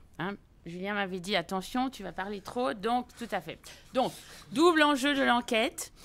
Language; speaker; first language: French; native; French